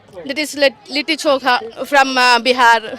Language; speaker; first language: Telugu; native; Telugu